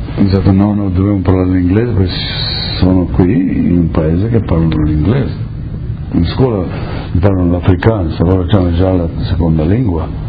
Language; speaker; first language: Italian; early bilingual, heritage; Italian